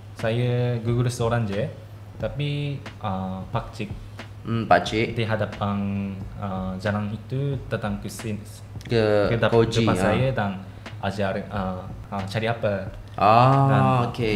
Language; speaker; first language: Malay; non-native, fluent; Japanese